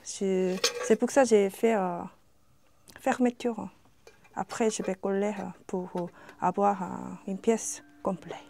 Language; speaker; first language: French; non-native, learner; Korean